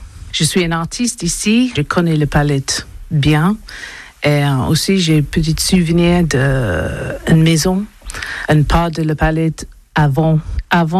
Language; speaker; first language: French; non-native, learner; English